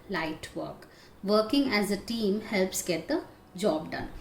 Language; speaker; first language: English; non-native, local second language; Kannada